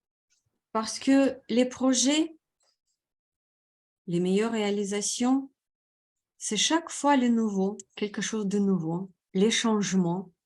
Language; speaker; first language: French; non-native, fluent; Russian